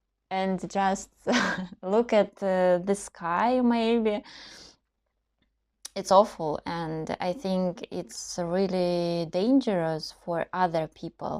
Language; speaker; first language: English; non-native, learner; Russian